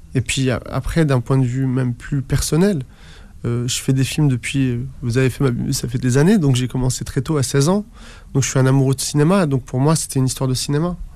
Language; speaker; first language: French; early bilingual, other home language; Arabic